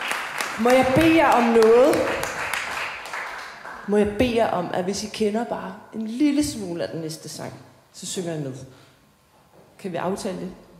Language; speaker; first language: Danish; native; Danish